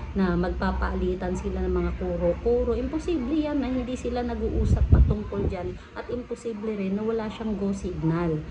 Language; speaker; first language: Filipino; native; Filipino